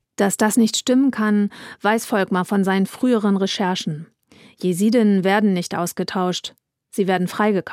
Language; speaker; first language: German; native; German